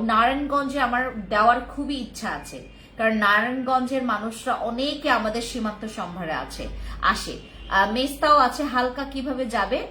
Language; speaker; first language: Bangla; non-native, local second language; Khasi